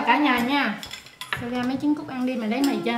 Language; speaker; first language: German; non-native, learner; Vietnamese